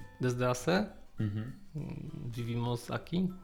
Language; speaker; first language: Spanish; non-native, learner; Polish